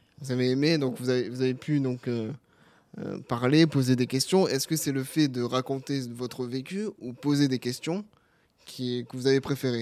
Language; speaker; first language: French; native; French